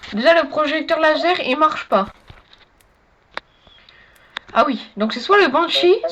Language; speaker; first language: French; native; French